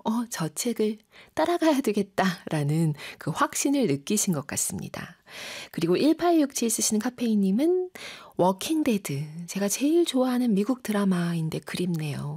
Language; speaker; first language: Korean; native; Korean